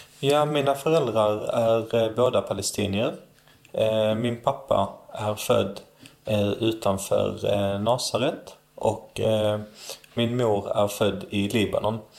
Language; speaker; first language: Swedish; early bilingual, other home language; Arabic